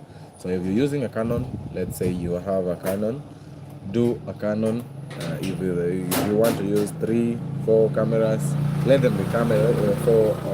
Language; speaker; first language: English; non-native, local second language; Swahili